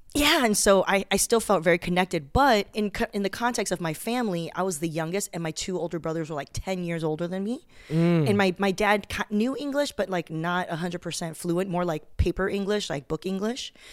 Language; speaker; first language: English; native; English